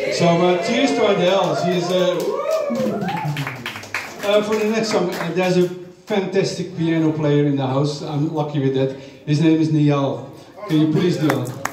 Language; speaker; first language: English; non-native, fluent; Dutch